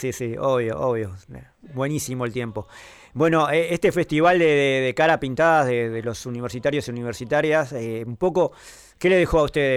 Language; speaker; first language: Spanish; native; Spanish